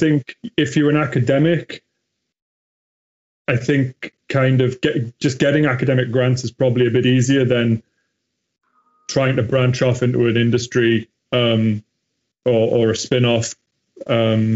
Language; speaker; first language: English; native; English